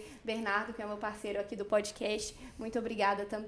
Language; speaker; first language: Portuguese; native; Portuguese